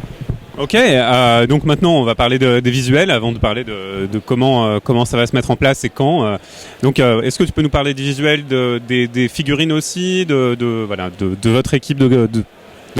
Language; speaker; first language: French; native; French